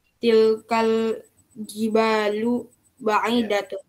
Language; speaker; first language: Arabic; non-native, learner; Indonesian